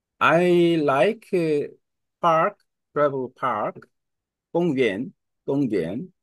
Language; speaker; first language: English; non-native, learner; Korean